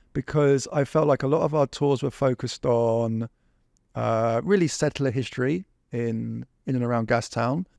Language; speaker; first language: English; native; English